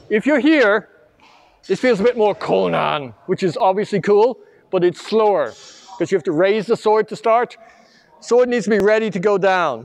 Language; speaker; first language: English; native; English